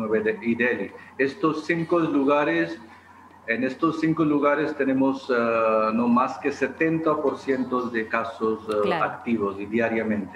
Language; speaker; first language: Spanish; non-native, fluent; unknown